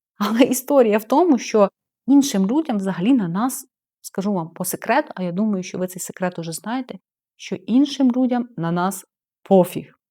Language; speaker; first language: Ukrainian; non-native, local second language; Russian